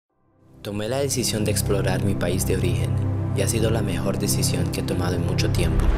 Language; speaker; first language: Spanish; native; Spanish